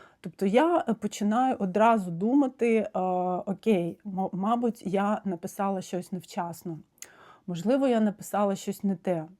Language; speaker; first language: Ukrainian; non-native, local second language; Russian